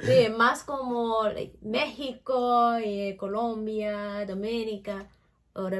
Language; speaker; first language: Spanish; non-native, learner; English